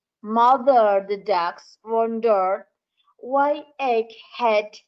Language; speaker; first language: English; non-native, learner; Indonesian